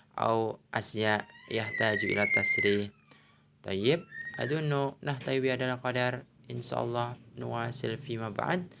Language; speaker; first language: Arabic; non-native, fluent; Indonesian